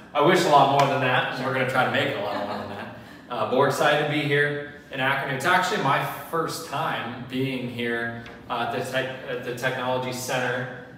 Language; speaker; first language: English; native; English